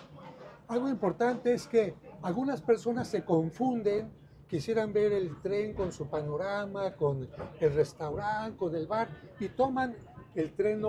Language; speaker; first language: Spanish; native; Spanish